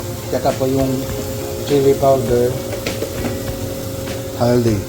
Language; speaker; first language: Filipino; non-native, local second language; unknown